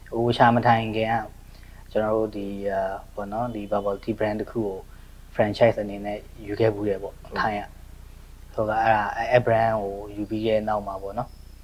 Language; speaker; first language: Burmese; native; Burmese